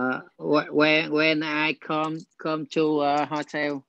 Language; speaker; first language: English; non-native, learner; Vietnamese